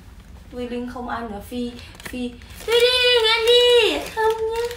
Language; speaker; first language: Vietnamese; non-native, learner; Indonesian